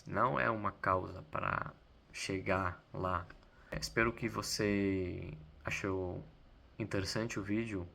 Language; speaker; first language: Portuguese; non-native, fluent; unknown